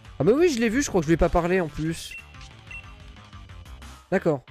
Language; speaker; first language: French; native; French